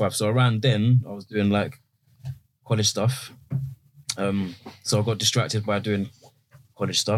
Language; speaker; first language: English; native; English